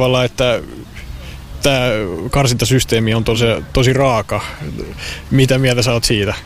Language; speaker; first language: Finnish; native; Finnish